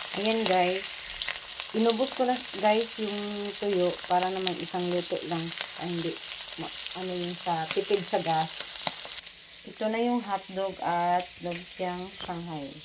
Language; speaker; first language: Filipino; non-native, local second language; Cebuano